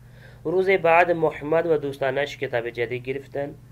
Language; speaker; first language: Persian; non-native, fluent; Urdu